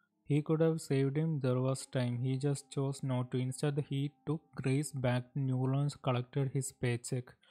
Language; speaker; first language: English; non-native, local second language; Malayalam